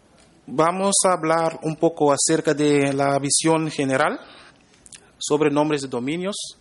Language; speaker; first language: Spanish; non-native, fluent; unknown